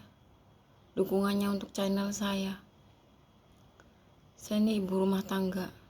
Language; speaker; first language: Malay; non-native, local second language; Javanese